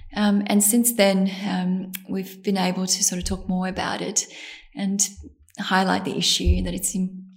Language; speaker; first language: English; early bilingual, other home language; Bosnian